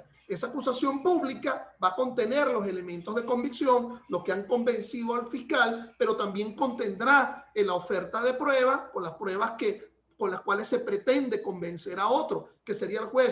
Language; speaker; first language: Spanish; native; Spanish